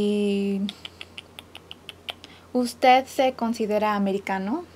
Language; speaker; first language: Spanish; early bilingual, other home language; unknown